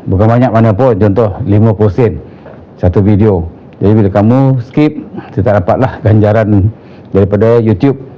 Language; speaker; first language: Malay; native; Malay